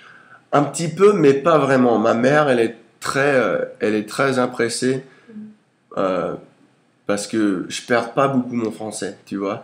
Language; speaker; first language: French; early bilingual, heritage; English